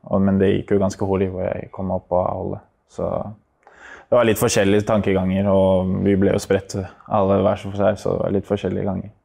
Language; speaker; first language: Norwegian; native; Norwegian